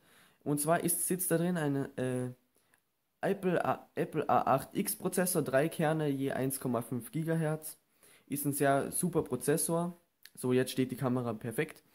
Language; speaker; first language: German; native; German